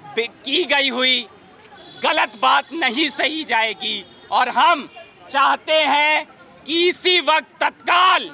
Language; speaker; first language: Hindi; native; Hindi